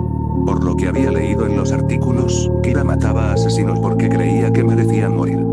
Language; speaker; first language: Spanish; native; Spanish